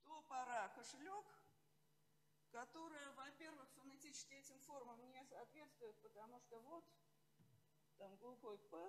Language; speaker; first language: Russian; native; Russian